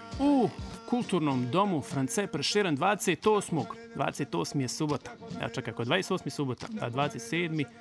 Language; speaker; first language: Croatian; early bilingual, heritage; Bosnian